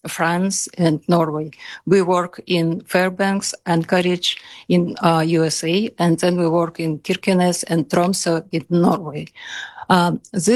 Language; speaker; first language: English; non-native, fluent; Russian